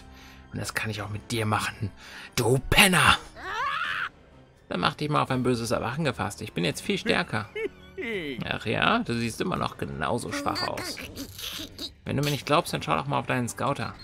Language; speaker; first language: German; native; German